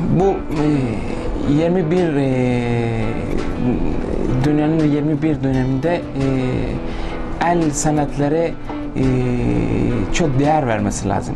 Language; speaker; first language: Turkish; non-native, local second language; Persian